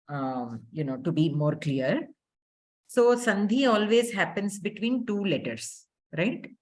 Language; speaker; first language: English; non-native, local second language; Telugu